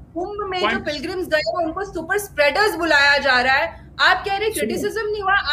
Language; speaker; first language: Hindi; native; Hindi